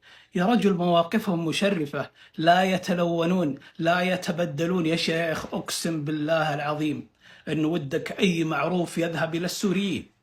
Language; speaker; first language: Arabic; native; Arabic